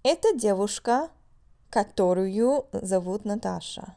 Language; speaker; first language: Russian; non-native, fluent; English